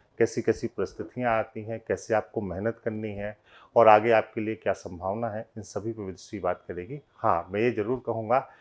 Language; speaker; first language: Hindi; native; Hindi